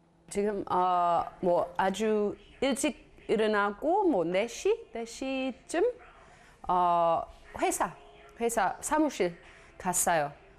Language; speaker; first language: Korean; non-native, learner; English